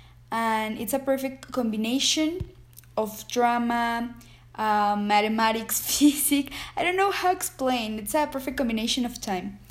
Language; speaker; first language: English; non-native, learner; Spanish